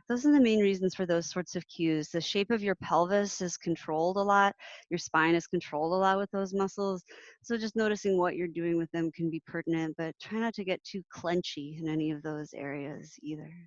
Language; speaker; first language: English; native; English